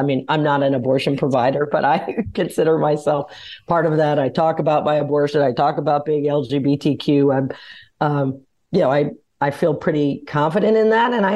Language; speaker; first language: English; native; English